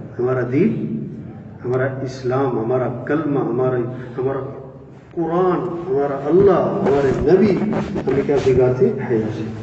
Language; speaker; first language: Urdu; non-native, local second language; Pashto